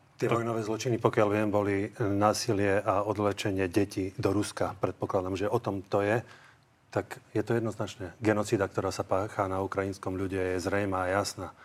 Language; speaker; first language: Slovak; native; Slovak